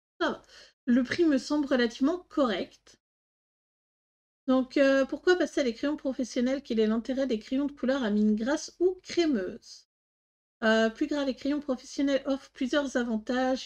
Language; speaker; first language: French; native; French